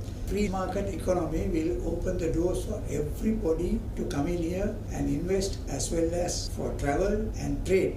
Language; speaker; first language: English; non-native, local second language; Sinhala